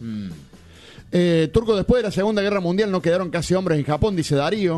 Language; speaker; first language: Spanish; native; Spanish